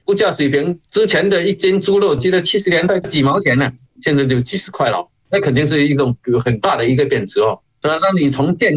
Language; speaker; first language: Chinese; native; Chinese